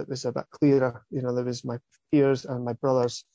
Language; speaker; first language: English; native; English